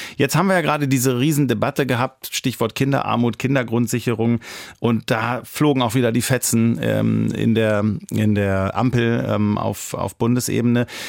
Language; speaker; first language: German; native; German